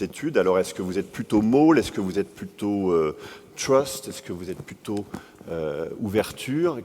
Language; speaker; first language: French; native; French